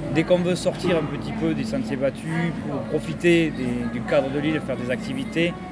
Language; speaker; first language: French; native; French